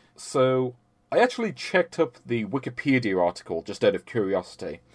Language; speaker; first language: English; native; English